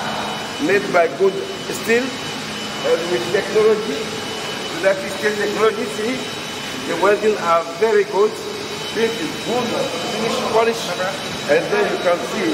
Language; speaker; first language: English; non-native, learner; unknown